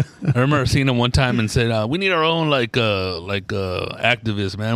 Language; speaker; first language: English; early bilingual, other home language; Spanish